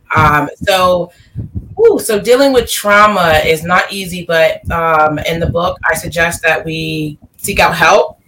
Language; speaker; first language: English; native; English